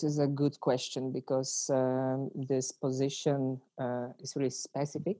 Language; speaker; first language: English; non-native, fluent; Polish